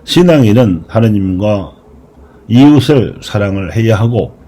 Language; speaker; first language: Korean; native; Korean